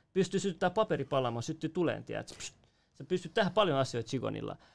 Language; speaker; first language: Finnish; native; Finnish